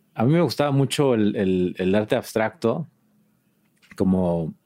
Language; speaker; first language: Spanish; native; Spanish